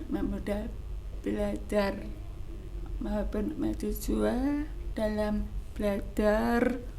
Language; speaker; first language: Indonesian; non-native, local second language; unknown